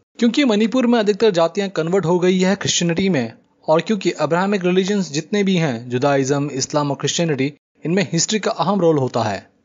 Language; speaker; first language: Hindi; native; Hindi